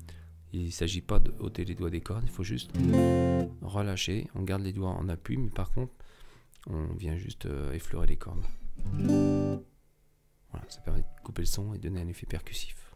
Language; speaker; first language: French; native; French